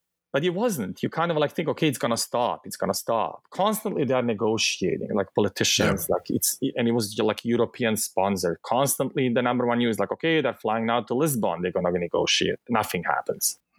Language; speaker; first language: English; non-native, fluent; Bosnian